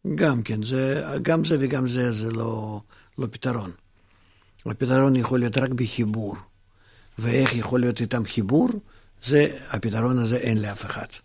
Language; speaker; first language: Hebrew; non-native, fluent; Russian